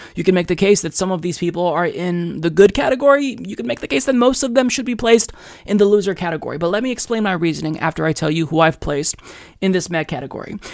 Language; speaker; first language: English; native; English